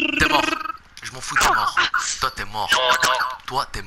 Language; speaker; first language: French; native; French